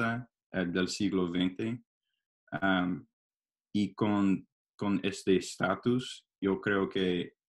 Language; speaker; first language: Spanish; non-native, learner; English